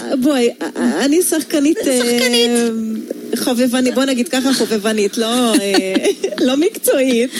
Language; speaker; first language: Hebrew; non-native, fluent; Hungarian